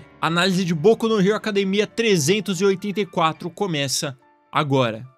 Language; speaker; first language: Portuguese; native; Portuguese